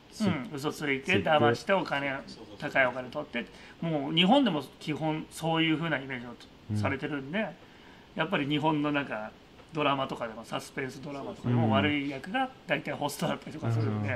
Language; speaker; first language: Japanese; native; Japanese